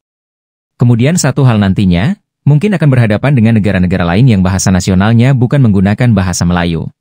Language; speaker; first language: Indonesian; native; Indonesian